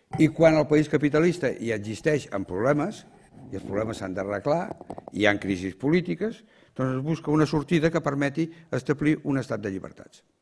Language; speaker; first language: Catalan; native; Catalan